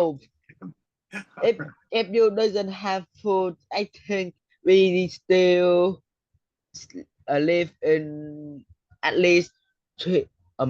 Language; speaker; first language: English; non-native, learner; Vietnamese